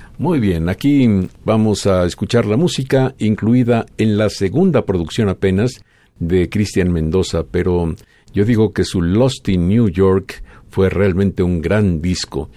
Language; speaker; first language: Spanish; native; Spanish